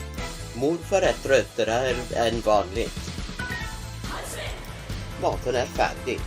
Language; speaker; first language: Swedish; non-native, learner; English